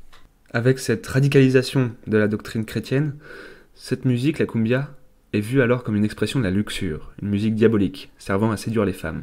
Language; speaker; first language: French; native; French